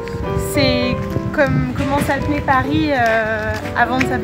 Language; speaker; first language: French; native; French